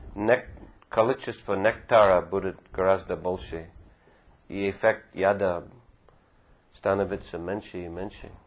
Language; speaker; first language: Russian; non-native, fluent; English